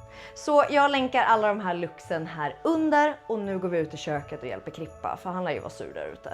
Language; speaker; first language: Swedish; native; Swedish